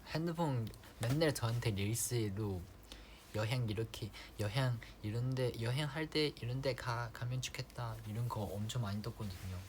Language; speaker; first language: Korean; non-native, fluent; Chinese